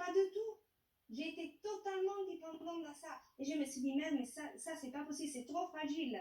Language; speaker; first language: French; non-native, fluent; Italian